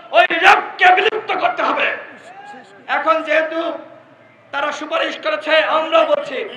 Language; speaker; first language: Bangla; native; Bangla